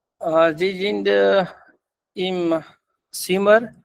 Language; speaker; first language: German; non-native, learner; Hindi